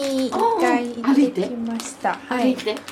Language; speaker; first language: Japanese; non-native, learner; Korean